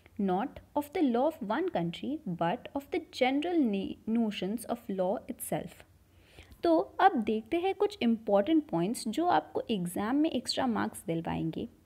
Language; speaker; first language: Hindi; native; Hindi